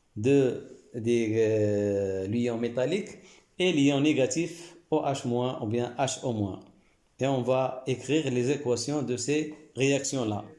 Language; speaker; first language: French; non-native, local second language; Arabic